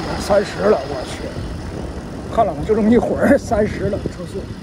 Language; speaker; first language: Chinese; native; Chinese